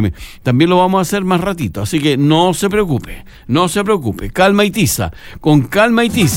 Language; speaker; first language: Spanish; native; Spanish